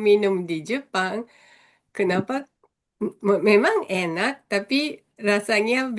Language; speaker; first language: Indonesian; non-native, learner; Japanese